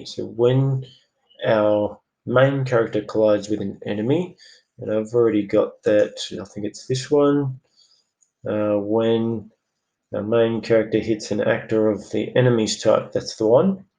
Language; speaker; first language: English; native; English